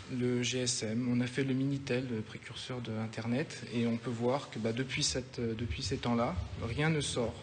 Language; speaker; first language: French; native; French